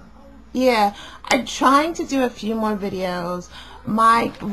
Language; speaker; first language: English; native; English